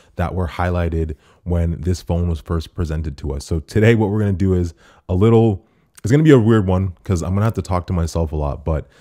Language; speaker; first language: English; native; English